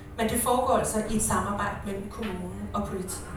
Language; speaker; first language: Swedish; non-native, learner; Danish